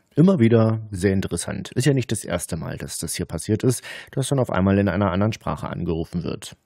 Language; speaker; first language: German; native; German